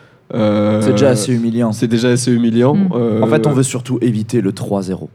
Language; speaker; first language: French; native; French